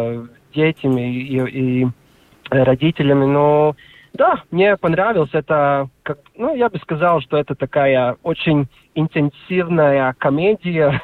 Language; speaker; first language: Russian; non-native, local second language; Latvian